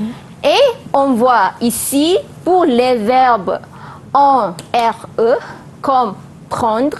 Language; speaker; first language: French; non-native, fluent; Malay